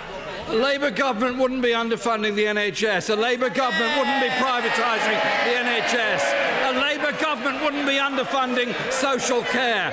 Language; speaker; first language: English; native; English